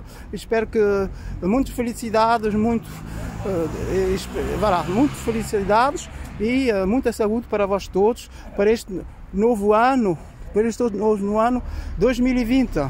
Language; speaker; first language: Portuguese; early bilingual, heritage; Portuguese